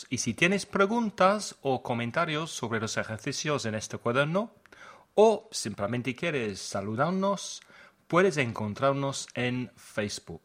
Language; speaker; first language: Spanish; non-native, fluent; English